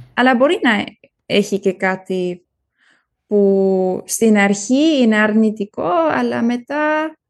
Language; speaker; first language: Greek; early bilingual, heritage; German